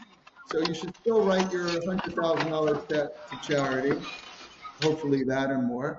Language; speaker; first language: English; native; English